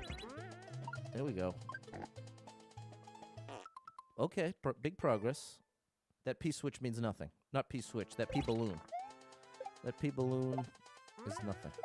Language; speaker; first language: English; native; English